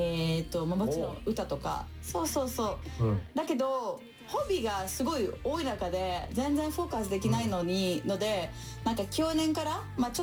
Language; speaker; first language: Japanese; non-native, fluent; French